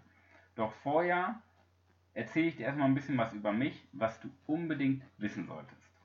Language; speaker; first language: German; native; German